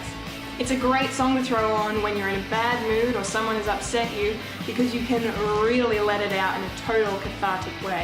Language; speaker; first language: English; native; English